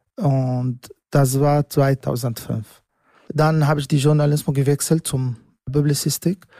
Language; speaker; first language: German; non-native, learner; Arabic